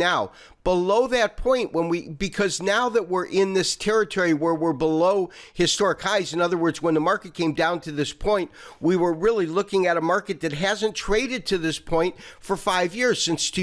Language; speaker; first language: English; native; English